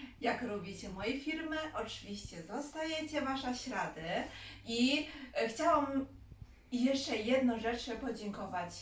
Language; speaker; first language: Polish; non-native, learner; Chinese